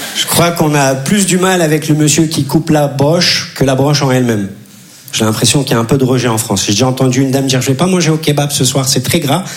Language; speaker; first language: French; early bilingual, other home language; Turkish